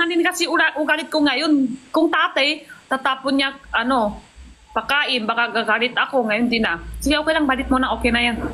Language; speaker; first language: Filipino; non-native, learner; Chinese